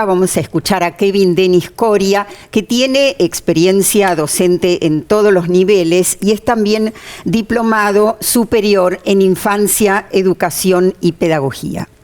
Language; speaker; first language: Spanish; native; Spanish